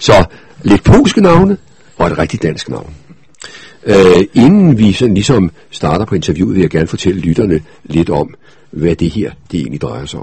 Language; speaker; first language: Danish; native; Danish